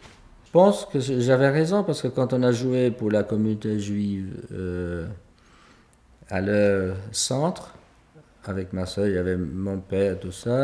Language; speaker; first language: French; non-native, fluent; Albanian